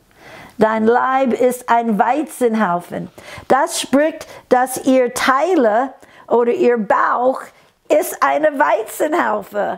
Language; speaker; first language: German; non-native, fluent; English